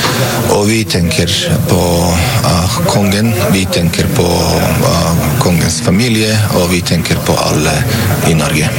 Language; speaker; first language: Norwegian; non-native, fluent; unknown